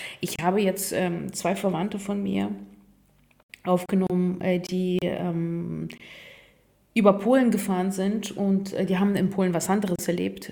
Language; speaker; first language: German; non-native, fluent; Russian